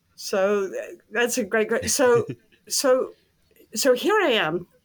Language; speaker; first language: English; native; English